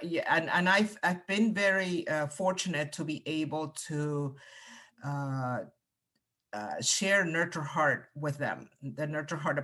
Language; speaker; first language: English; non-native, fluent; Spanish